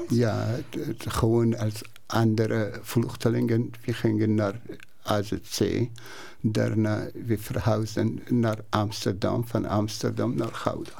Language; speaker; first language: Dutch; non-native, learner; Persian